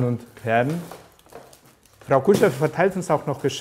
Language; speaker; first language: German; native; German